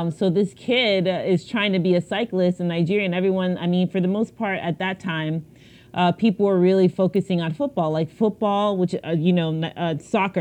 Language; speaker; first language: English; native; English